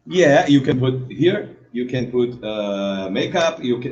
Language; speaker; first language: English; non-native, learner; Portuguese